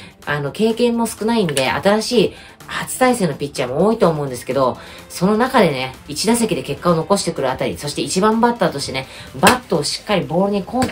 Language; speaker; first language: Japanese; native; Japanese